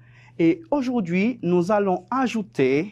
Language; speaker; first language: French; non-native, fluent; Spanish